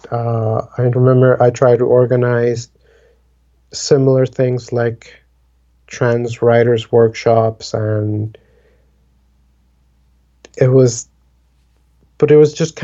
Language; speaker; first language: English; non-native, fluent; Spanish